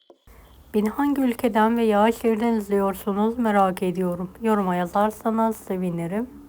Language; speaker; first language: Turkish; native; Turkish